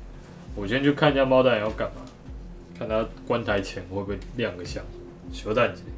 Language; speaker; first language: Chinese; native; Chinese